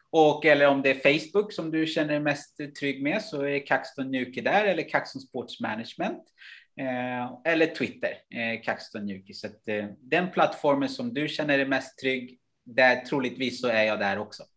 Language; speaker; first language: Swedish; non-native, fluent; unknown